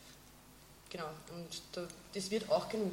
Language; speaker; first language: German; native; German